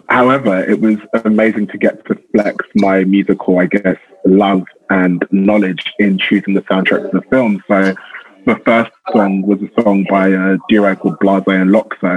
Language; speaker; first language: English; native; English